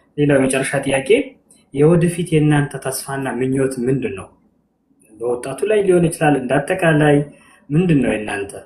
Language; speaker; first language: Amharic; non-native, local second language; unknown